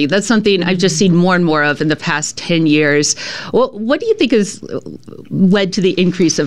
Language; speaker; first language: English; native; English